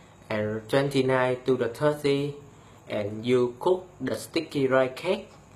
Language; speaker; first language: English; non-native, learner; Vietnamese